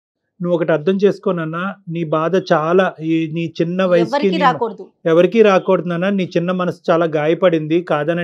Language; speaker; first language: Telugu; native; Telugu